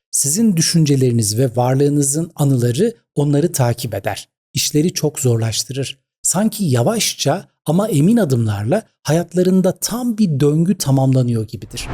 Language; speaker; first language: Turkish; native; Turkish